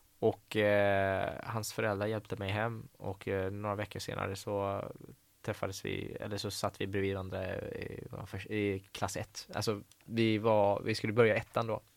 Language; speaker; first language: Swedish; early bilingual, other home language; Persian